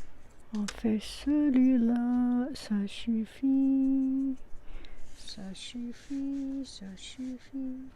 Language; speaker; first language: French; non-native, fluent; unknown